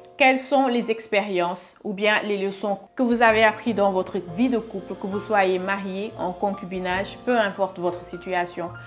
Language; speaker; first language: French; non-native, local second language; Wolof